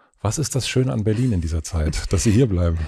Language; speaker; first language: German; native; German